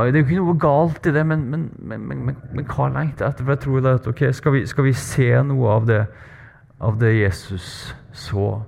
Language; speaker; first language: Norwegian; native; Norwegian